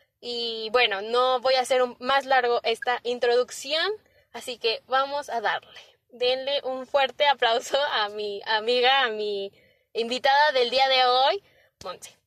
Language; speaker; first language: Spanish; native; Spanish